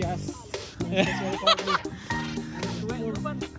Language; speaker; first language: English; non-native, learner; Indonesian